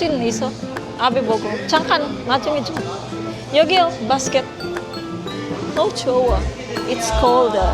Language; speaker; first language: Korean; non-native, learner; Filipino